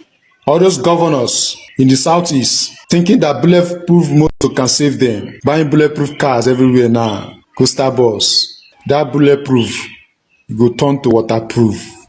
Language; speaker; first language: Nigerian Pidgin; non-native, local second language; Igbo